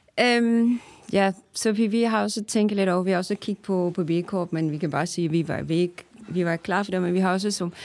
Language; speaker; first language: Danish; non-native, fluent; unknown